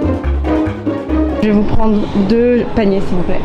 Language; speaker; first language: French; native; French